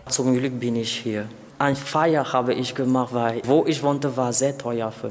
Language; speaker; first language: German; non-native, learner; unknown